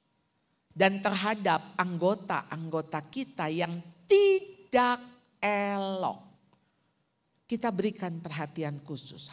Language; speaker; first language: Indonesian; native; Indonesian